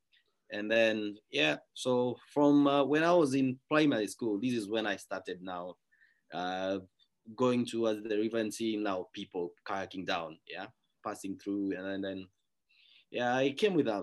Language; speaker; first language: English; non-native, local second language; Kikuyu